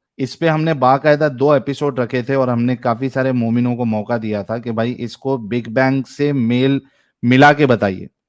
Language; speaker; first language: Hindi; native; Hindi